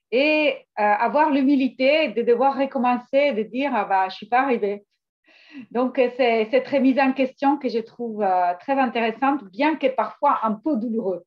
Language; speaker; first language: French; non-native, fluent; Italian